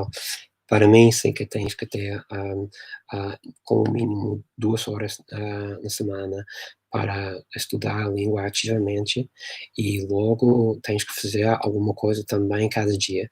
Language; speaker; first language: Portuguese; non-native, fluent; English